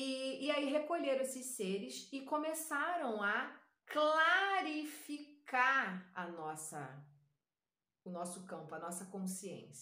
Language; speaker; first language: Portuguese; native; Portuguese